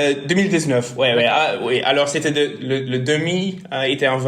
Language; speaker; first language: French; non-native, local second language; Dutch